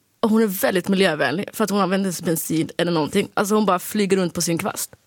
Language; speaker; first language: Swedish; early bilingual, other home language; Somali